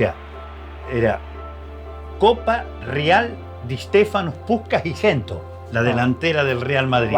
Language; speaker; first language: Spanish; native; Spanish